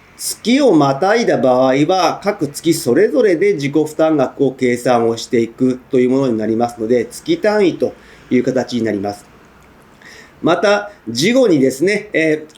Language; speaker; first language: Japanese; native; Japanese